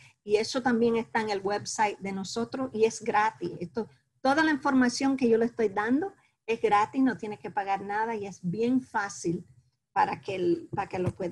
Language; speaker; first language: Spanish; early bilingual, heritage; Spanish